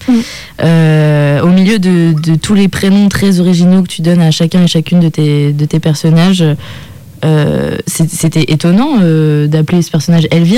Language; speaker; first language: French; native; French